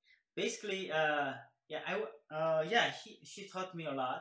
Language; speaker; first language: English; non-native, learner; Korean